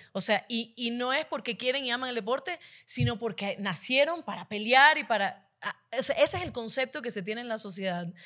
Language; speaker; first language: Spanish; native; Spanish